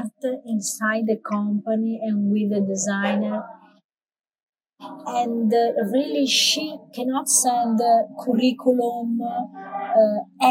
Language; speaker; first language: English; non-native, learner; Italian